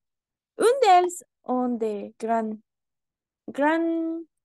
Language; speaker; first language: French; non-native, learner; Spanish